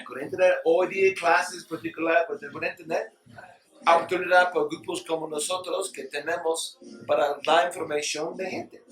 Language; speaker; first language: Spanish; non-native, learner; English